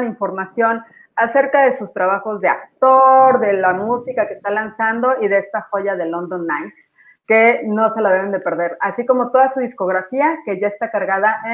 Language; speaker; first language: Spanish; native; Spanish